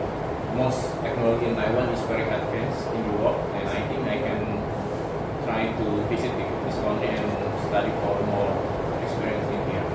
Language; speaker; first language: English; non-native, learner; Indonesian